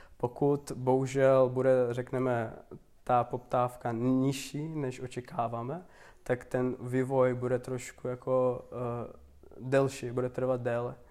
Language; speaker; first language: Czech; non-native, fluent; Turkmen